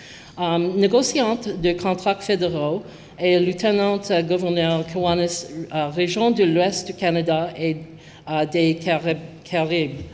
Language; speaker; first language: French; non-native, local second language; English